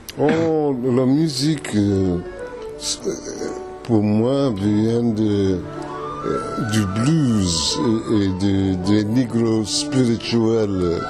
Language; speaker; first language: French; non-native, fluent; English